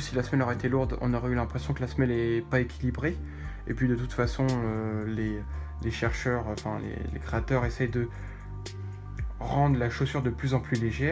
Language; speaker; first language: French; native; French